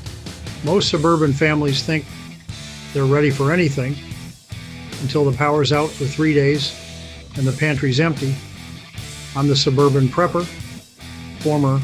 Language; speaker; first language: English; native; English